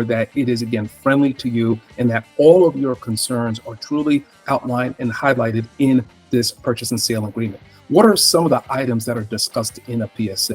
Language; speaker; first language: English; native; English